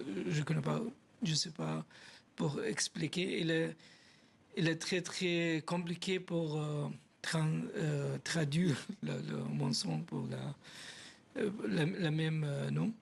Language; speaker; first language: French; non-native, learner; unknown